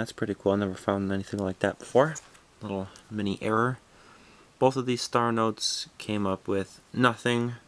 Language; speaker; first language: English; native; English